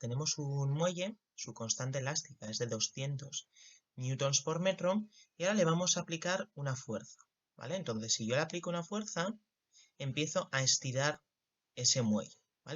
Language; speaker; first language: Spanish; native; Spanish